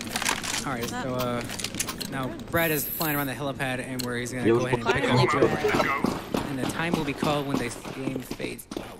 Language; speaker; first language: English; native; English